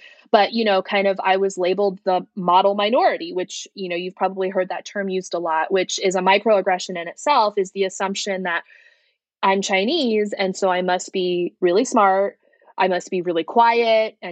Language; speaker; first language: English; early bilingual, other home language; Chinese